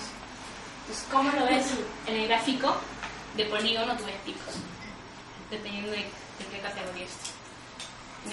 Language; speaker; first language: Spanish; native; Spanish